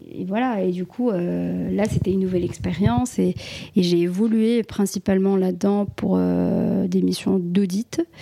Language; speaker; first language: French; non-native, local second language; Arabic